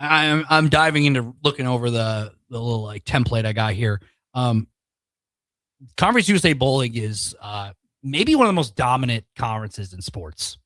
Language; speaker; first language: English; native; English